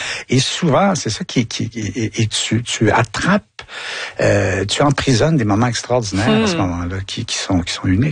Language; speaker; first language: French; native; French